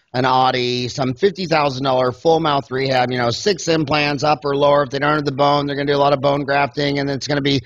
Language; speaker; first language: English; native; English